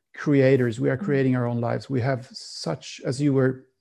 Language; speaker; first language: English; non-native, fluent; Swedish